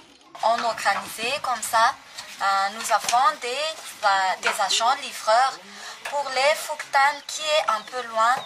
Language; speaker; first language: French; non-native, local second language; Malagasy